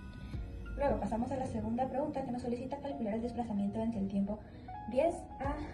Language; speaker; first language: Spanish; native; Spanish